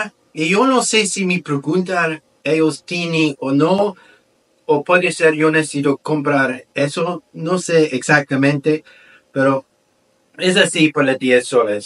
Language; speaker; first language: Spanish; non-native, learner; English